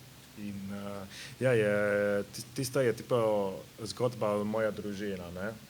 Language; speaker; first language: Slovenian; non-native, learner; Italian